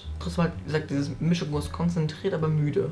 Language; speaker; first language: German; native; German